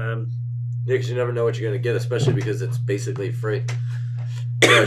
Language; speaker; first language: English; native; English